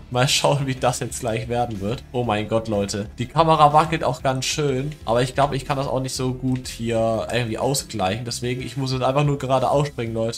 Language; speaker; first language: German; native; German